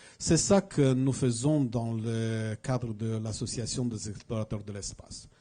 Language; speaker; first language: French; non-native, fluent; Romanian